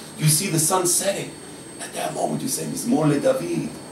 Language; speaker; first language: English; native; English